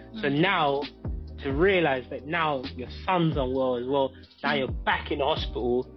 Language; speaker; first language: English; native; English